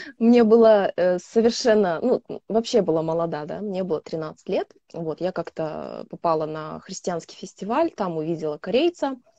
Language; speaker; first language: Russian; native; Russian